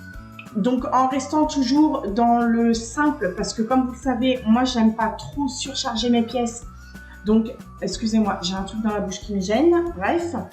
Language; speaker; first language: French; native; French